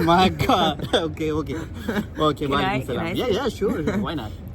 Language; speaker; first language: English; non-native, learner; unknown